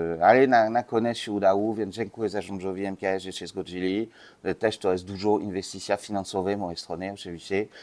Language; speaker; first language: Polish; non-native, learner; French